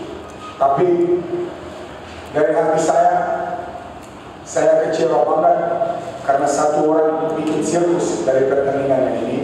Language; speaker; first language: Indonesian; non-native, fluent; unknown